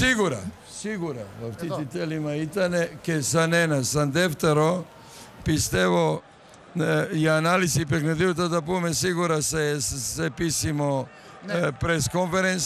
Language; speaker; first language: Greek; non-native, fluent; Serbian